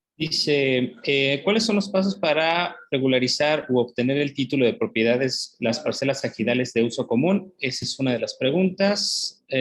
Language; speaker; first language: Spanish; native; Spanish